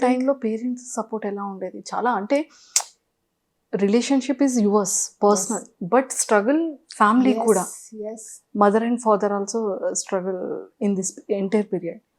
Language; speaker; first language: Telugu; native; Telugu